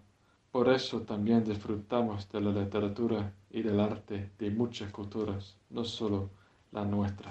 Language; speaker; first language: Spanish; non-native, fluent; English